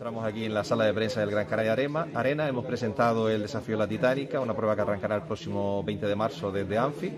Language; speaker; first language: Spanish; native; Spanish